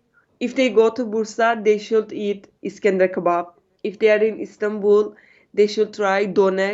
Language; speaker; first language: English; non-native, learner; Turkish